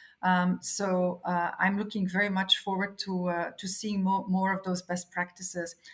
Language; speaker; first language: English; non-native, fluent; Dutch